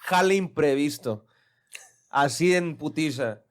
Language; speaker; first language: Spanish; early bilingual, other home language; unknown